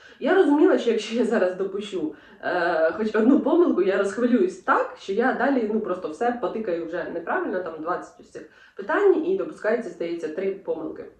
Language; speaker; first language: Ukrainian; non-native, local second language; Russian